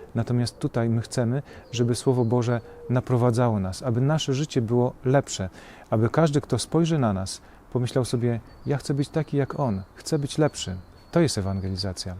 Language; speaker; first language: Polish; native; Polish